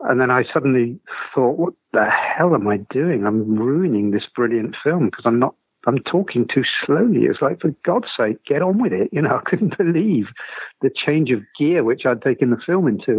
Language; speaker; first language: English; native; English